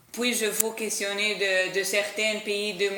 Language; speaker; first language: French; non-native, learner; Arabic